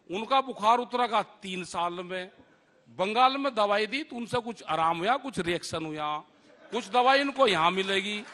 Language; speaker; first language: Hindi; native; Hindi